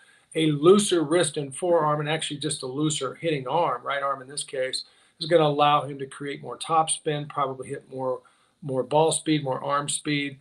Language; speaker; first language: English; native; English